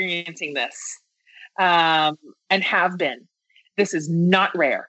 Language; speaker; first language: English; native; English